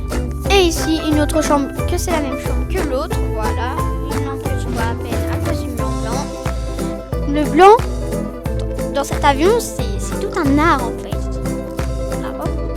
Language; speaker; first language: French; native; French